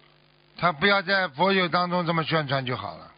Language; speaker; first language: Chinese; native; Chinese